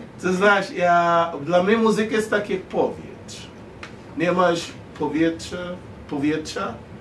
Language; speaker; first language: Polish; non-native, fluent; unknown